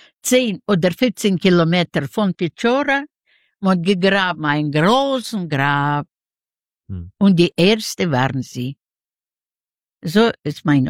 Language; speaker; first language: German; non-native, learner; Yiddish